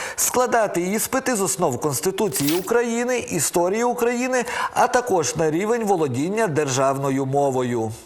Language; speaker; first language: Ukrainian; native; Ukrainian